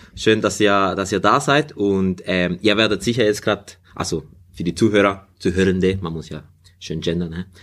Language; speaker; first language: German; early bilingual, other home language; Spanish